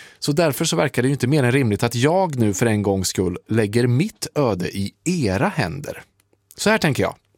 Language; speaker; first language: Swedish; native; Swedish